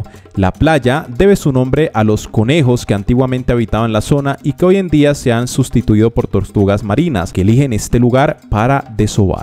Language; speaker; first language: Spanish; native; Spanish